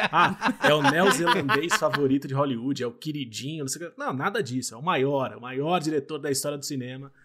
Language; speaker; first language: Portuguese; native; Portuguese